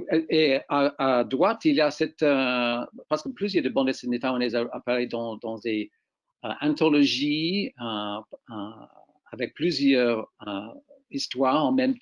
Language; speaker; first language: French; non-native, fluent; English